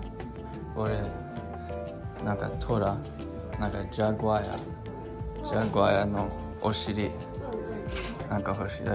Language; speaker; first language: Japanese; non-native, learner; English